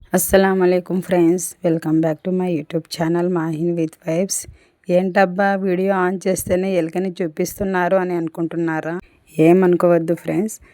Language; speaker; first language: Telugu; non-native, local second language; Urdu